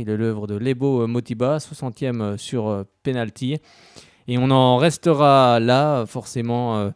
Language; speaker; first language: French; native; French